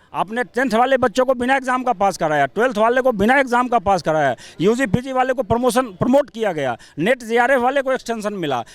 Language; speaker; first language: Hindi; native; Hindi